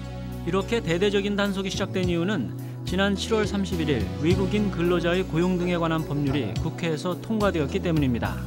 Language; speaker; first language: Korean; native; Korean